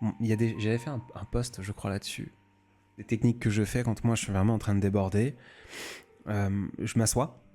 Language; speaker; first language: French; native; French